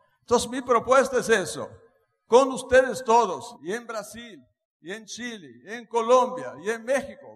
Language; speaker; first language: Spanish; non-native, fluent; Portuguese